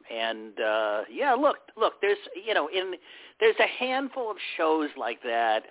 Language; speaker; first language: English; native; English